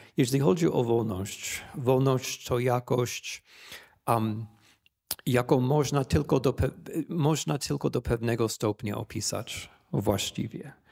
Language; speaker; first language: Polish; non-native, fluent; English